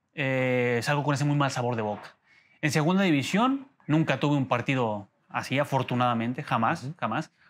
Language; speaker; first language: Spanish; native; Spanish